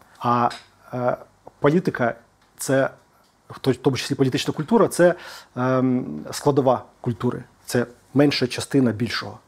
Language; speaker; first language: Ukrainian; native; Ukrainian